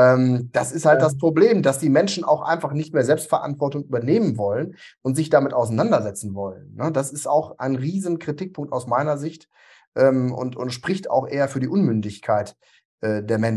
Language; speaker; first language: German; native; German